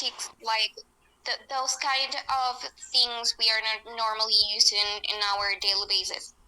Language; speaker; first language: English; non-native, learner; Spanish